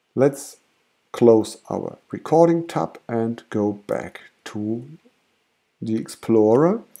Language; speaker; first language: English; non-native, fluent; German